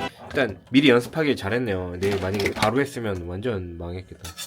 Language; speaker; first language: Korean; native; Korean